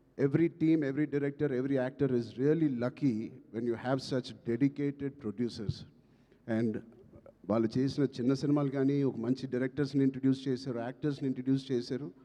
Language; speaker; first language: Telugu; native; Telugu